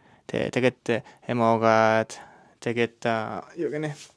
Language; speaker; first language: Mongolian; non-native, learner; Japanese